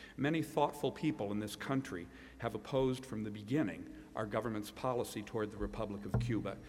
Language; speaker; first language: English; native; English